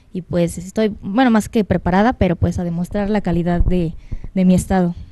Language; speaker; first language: Spanish; native; Spanish